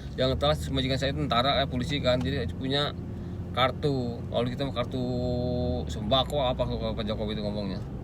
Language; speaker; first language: Indonesian; native; Indonesian